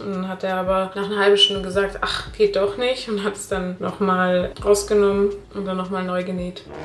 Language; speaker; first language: German; native; German